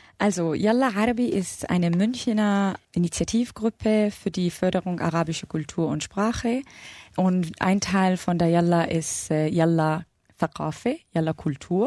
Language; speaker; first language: German; non-native, fluent; Arabic